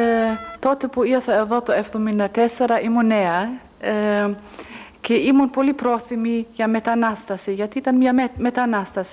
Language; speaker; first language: Greek; non-native, fluent; German